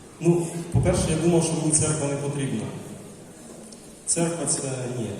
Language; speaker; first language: Ukrainian; non-native, local second language; Russian